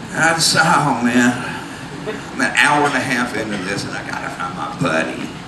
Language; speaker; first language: English; native; English